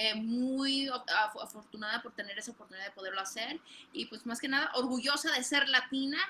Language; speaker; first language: Spanish; early bilingual, heritage; Spanish